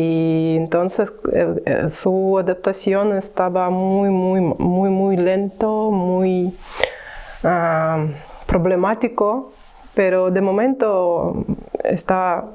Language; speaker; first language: Spanish; non-native, learner; Ukrainian